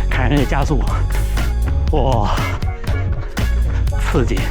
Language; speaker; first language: Chinese; native; Chinese